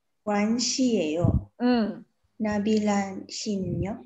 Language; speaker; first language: Korean; non-native, learner; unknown